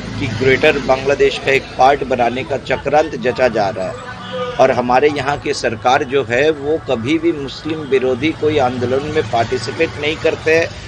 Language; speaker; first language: Hindi; non-native, local second language; Bangla